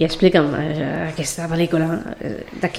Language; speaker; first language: Catalan; native; Catalan